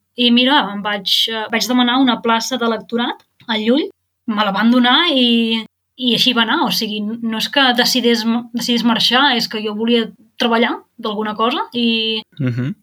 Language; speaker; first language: Catalan; native; Catalan